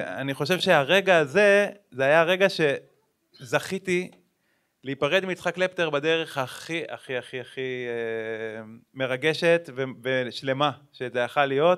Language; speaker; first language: Hebrew; native; Hebrew